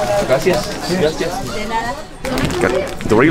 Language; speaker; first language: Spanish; non-native, learner; English